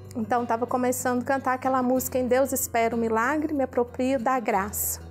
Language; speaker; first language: Portuguese; native; Portuguese